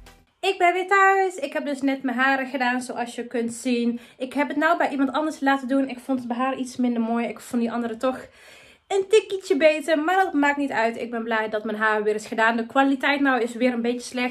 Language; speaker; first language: Dutch; early bilingual, other home language; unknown